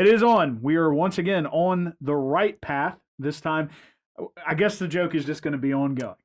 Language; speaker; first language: English; native; English